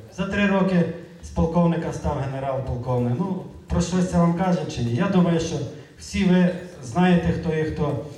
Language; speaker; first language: Ukrainian; native; Ukrainian